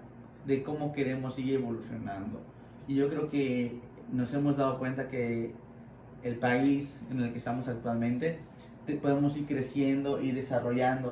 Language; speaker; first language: Spanish; native; Spanish